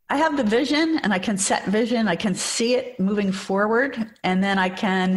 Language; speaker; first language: English; native; English